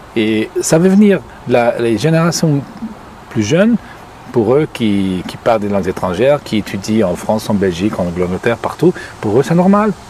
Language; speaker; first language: French; non-native, fluent; Hungarian